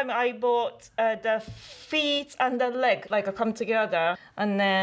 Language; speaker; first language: English; non-native, learner; Japanese